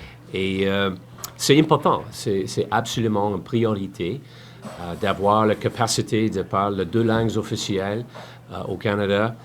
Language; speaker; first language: French; non-native, learner; English